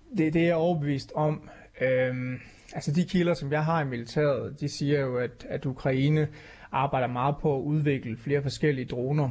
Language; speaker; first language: Danish; native; Danish